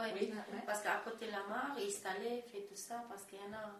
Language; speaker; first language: French; non-native, learner; Romanian